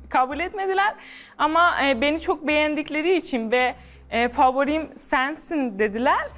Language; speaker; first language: Turkish; non-native, fluent; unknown